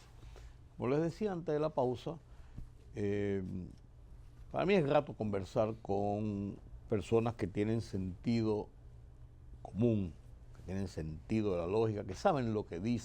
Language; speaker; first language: Spanish; native; Spanish